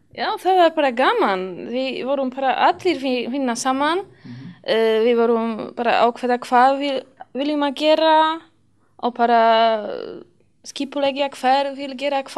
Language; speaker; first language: Icelandic; non-native, learner; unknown